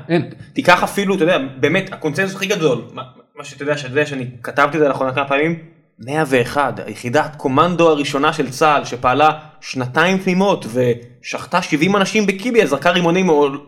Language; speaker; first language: Hebrew; native; Hebrew